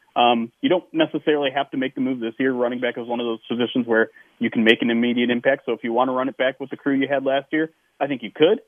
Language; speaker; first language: English; native; English